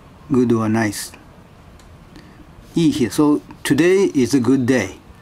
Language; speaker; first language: English; non-native, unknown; Japanese